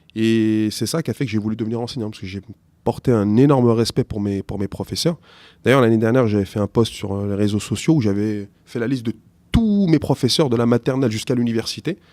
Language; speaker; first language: French; early bilingual, other home language; Arabic